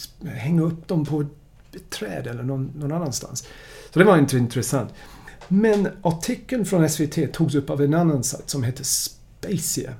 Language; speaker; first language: Swedish; non-native, fluent; English